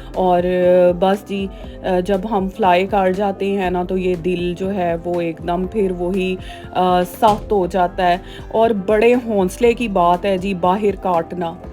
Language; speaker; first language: Urdu; native; Urdu